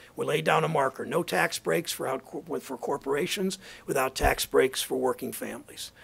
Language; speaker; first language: English; native; English